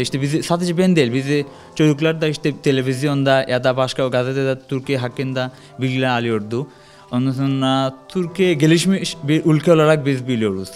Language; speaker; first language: Turkish; non-native, learner; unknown